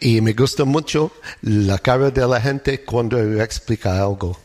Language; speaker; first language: Spanish; non-native, fluent; English